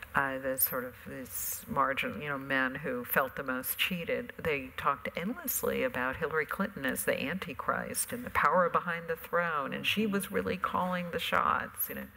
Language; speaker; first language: English; native; English